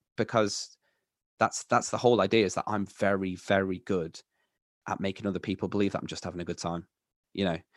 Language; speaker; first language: English; native; English